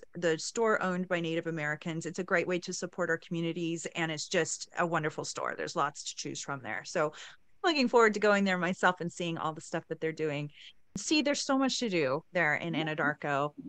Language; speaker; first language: English; native; English